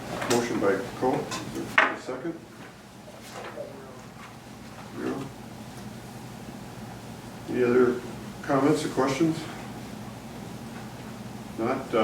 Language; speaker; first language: English; native; English